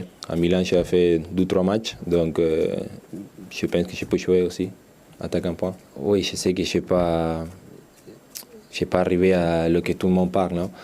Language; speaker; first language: French; non-native, learner; Spanish